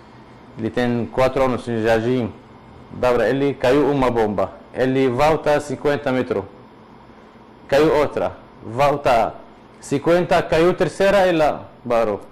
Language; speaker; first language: Portuguese; non-native, learner; Arabic